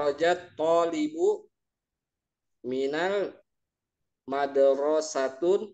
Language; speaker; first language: Arabic; non-native, learner; Indonesian